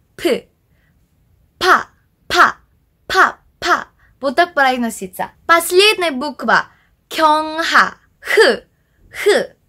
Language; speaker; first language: Russian; non-native, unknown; Korean